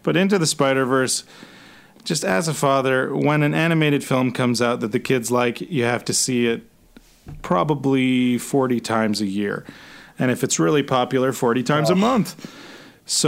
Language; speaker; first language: English; native; English